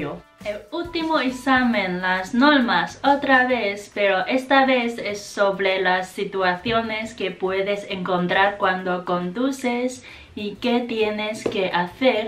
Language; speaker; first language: Spanish; non-native, fluent; Chinese